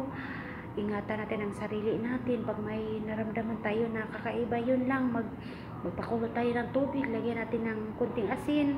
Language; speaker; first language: Filipino; non-native, local second language; Cebuano